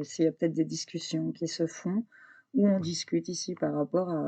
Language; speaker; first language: French; native; French